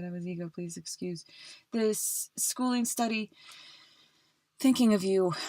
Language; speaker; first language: English; native; English